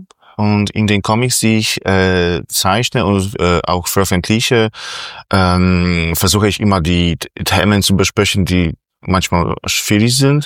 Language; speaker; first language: German; non-native, fluent; Polish